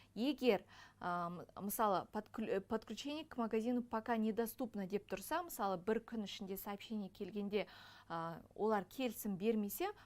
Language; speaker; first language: Russian; non-native, local second language; Kazakh